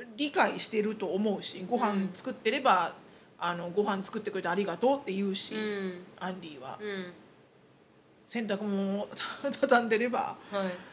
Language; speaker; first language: Japanese; native; Japanese